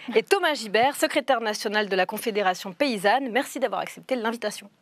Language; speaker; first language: French; native; French